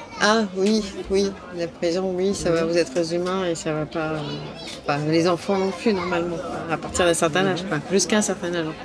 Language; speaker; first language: French; native; French